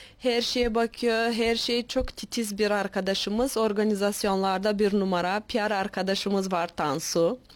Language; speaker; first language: Turkish; native; Turkish